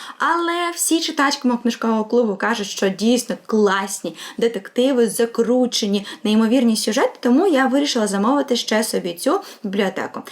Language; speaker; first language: Ukrainian; non-native, local second language; Russian